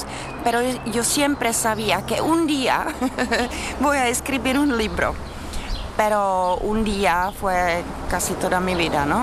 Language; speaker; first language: Spanish; non-native, fluent; Czech